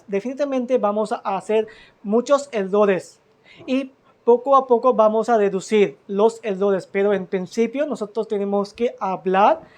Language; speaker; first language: Spanish; non-native, fluent; Hindi